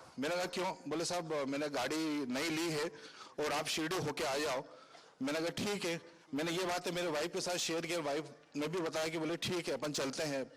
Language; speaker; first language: Hindi; native; Hindi